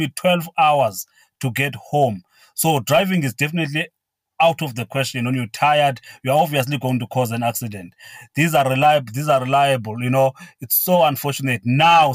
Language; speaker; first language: English; non-native, local second language; Xhosa